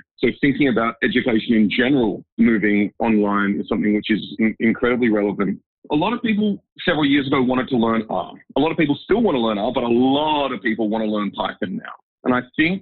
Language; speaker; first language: English; native; English